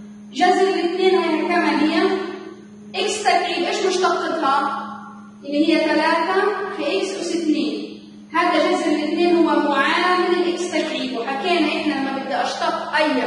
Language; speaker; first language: Arabic; native; Arabic